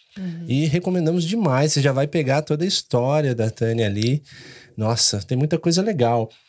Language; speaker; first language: Portuguese; native; Portuguese